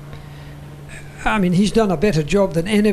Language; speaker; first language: English; native; English